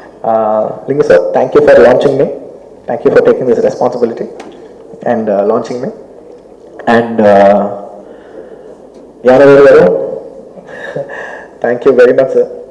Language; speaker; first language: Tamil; non-native, local second language; Telugu